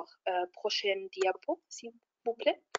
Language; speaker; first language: French; non-native, fluent; German